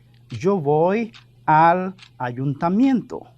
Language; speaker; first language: Spanish; non-native, fluent; French